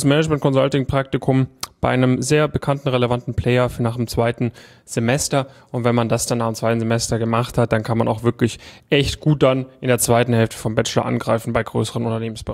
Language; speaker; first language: German; native; German